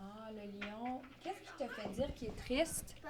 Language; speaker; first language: French; native; French